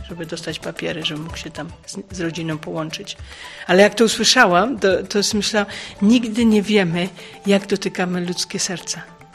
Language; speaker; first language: Polish; native; Polish